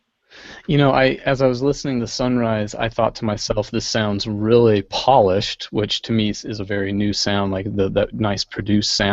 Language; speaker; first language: English; native; English